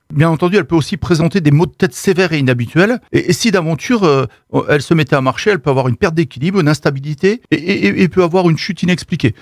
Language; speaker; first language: French; native; French